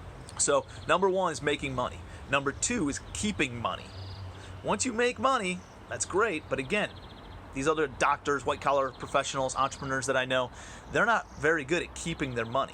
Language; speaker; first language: English; native; English